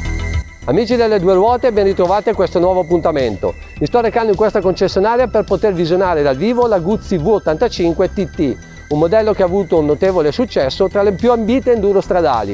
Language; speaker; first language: Italian; native; Italian